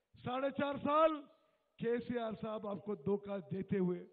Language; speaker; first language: Hindi; non-native, local second language; Telugu